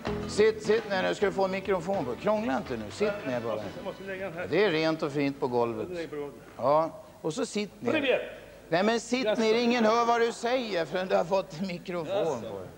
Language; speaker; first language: Swedish; native; Swedish